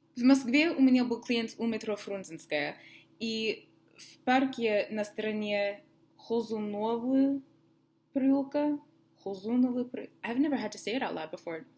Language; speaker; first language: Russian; non-native, learner; English